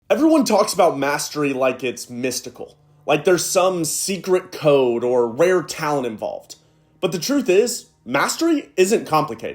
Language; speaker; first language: English; native; English